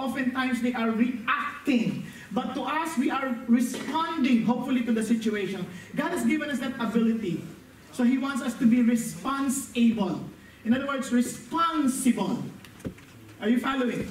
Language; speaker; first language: English; non-native, local second language; Filipino